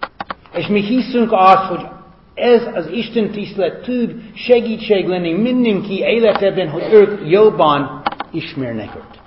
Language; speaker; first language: Hungarian; non-native, fluent; English